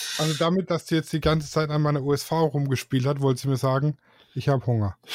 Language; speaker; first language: German; native; German